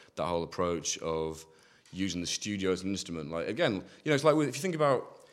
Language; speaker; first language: English; native; English